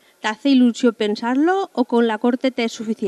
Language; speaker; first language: Spanish; native; Spanish